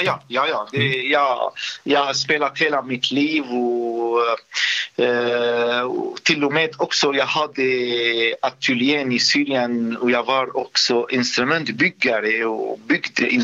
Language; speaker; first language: Swedish; non-native, fluent; Arabic